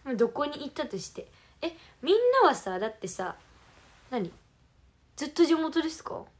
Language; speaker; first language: Japanese; native; Japanese